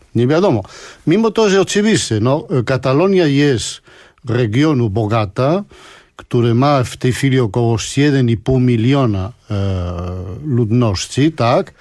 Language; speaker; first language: Polish; non-native, fluent; Spanish